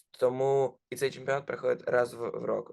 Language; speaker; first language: Ukrainian; non-native, local second language; Russian